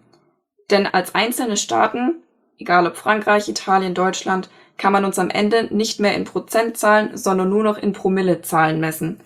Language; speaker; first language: German; native; German